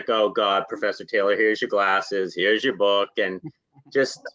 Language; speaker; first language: English; native; English